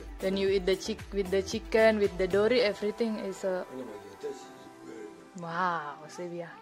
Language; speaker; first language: English; non-native, learner; Indonesian